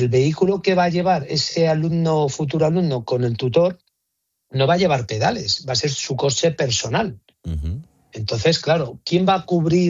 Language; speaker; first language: Spanish; native; Spanish